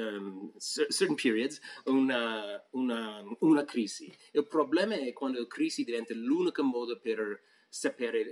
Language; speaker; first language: Italian; non-native, fluent; English